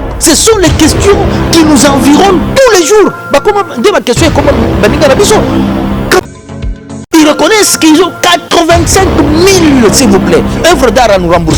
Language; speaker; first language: French; non-native, local second language; Lingala